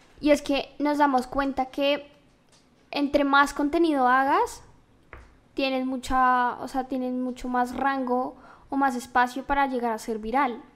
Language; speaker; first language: Spanish; native; Spanish